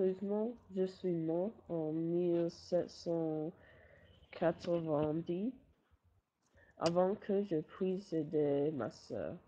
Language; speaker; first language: French; non-native, learner; English